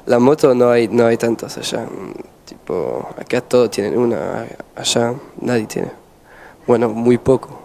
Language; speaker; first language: Spanish; non-native, fluent; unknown